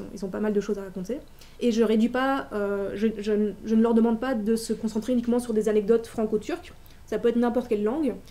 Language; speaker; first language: French; native; French